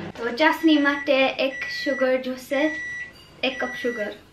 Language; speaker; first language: Gujarati; early bilingual, heritage; Gujarati